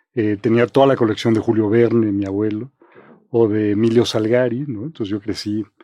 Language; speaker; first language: Spanish; native; Spanish